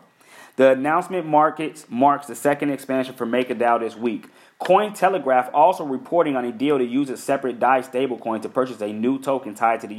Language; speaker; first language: English; native; English